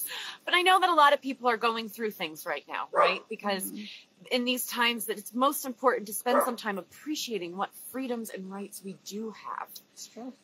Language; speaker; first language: English; native; English